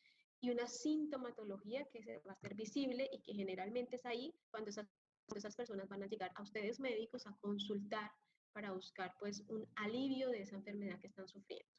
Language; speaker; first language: Spanish; native; Spanish